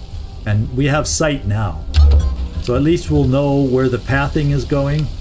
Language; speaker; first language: English; native; English